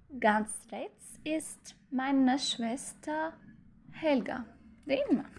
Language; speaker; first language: German; non-native, fluent; Turkish